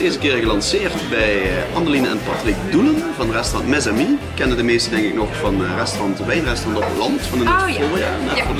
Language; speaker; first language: Dutch; native; Dutch